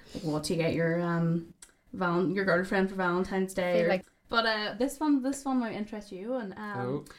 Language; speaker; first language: English; native; English